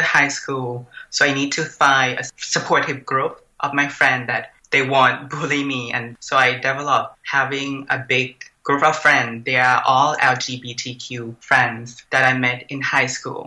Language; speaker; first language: English; non-native, fluent; Thai